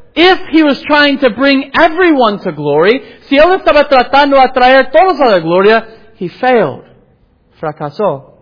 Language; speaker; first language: Spanish; non-native, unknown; English